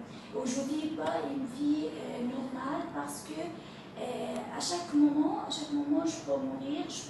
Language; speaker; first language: French; non-native, fluent; Arabic